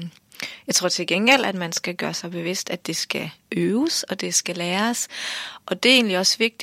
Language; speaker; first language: Danish; native; Danish